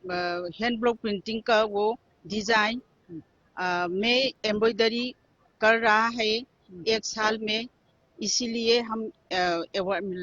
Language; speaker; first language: Hindi; non-native, local second language; Manipuri